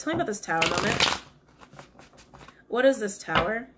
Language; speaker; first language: English; native; English